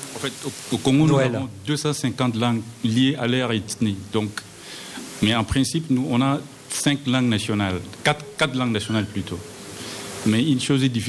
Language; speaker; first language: French; non-native, local second language; Lingala